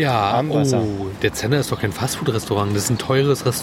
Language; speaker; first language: German; native; German